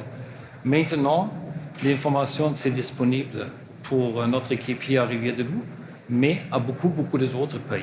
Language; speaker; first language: French; non-native, learner; German